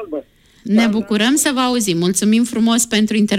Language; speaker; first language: Romanian; native; Romanian